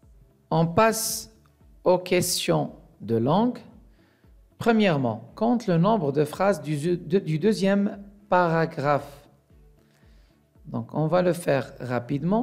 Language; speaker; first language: French; non-native, local second language; Arabic